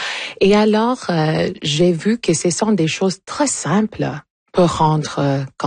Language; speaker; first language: French; non-native, local second language; English